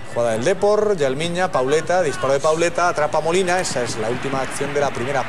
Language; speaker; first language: Spanish; native; Spanish